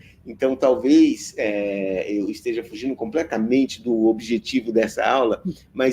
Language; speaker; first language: Portuguese; native; Portuguese